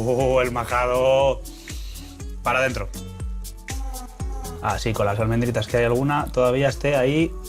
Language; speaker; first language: Spanish; native; Spanish